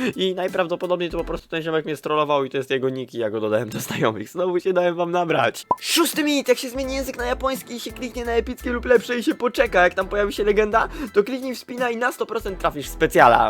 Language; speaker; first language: Polish; native; Polish